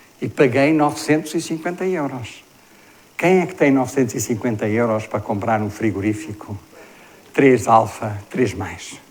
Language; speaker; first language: Portuguese; native; Portuguese